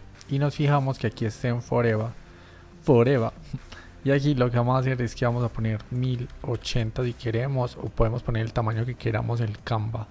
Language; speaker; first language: Spanish; native; Spanish